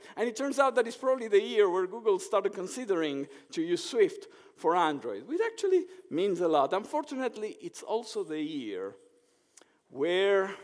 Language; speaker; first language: English; non-native, fluent; Spanish